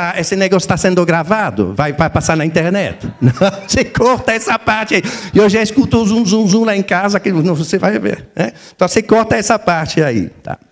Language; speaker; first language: Portuguese; non-native, fluent; French